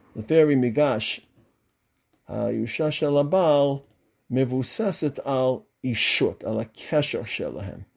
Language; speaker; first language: Hebrew; non-native, fluent; English